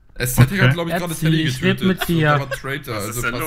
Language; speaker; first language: German; native; German